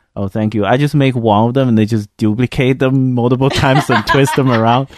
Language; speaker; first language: English; non-native, fluent; Chinese